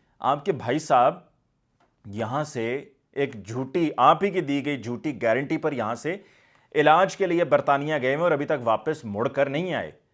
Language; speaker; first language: Urdu; native; Urdu